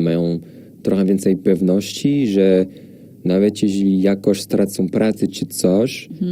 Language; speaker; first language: Polish; non-native, fluent; French